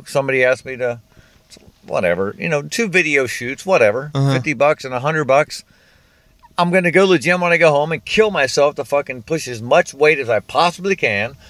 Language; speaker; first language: English; native; English